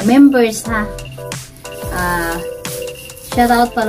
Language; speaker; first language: Filipino; non-native, local second language; Cebuano